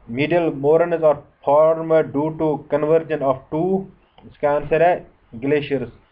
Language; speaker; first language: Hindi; non-native, local second language; Kashmiri